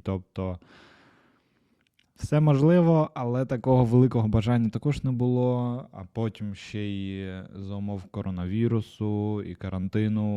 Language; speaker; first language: Ukrainian; non-native, local second language; Russian